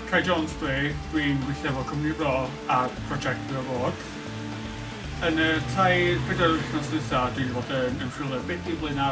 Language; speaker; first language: Welsh; native; Welsh